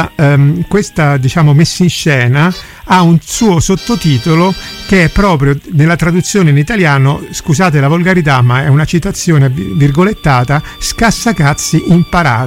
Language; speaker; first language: Italian; native; Italian